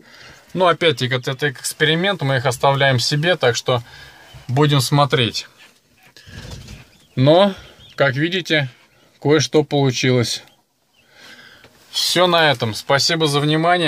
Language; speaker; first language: Russian; native; Russian